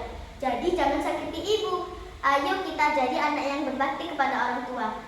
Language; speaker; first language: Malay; non-native, local second language; Javanese